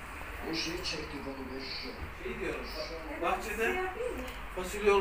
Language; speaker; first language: Turkish; native; Turkish